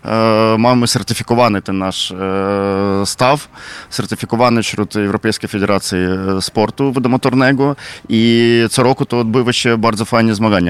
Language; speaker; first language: Polish; non-native, fluent; Ukrainian